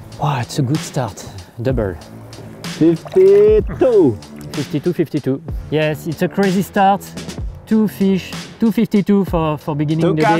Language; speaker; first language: English; non-native, fluent; French